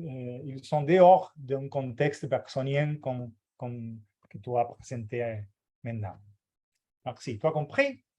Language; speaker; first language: French; non-native, fluent; Portuguese